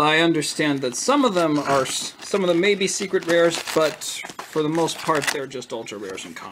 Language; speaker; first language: English; native; English